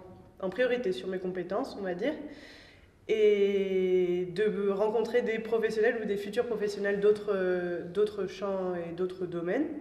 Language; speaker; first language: French; native; French